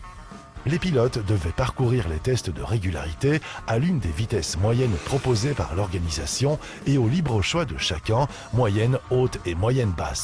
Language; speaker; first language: French; native; French